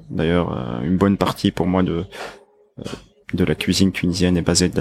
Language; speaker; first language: French; non-native, local second language; Arabic